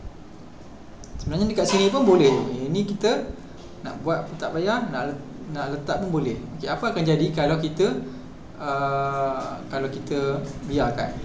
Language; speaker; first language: Malay; native; Malay